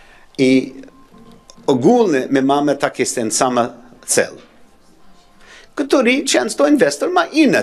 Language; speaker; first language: Polish; non-native, learner; English